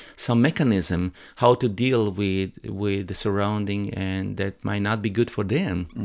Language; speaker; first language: English; non-native, fluent; Croatian